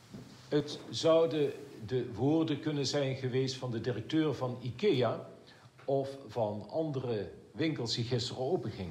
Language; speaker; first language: Dutch; native; Dutch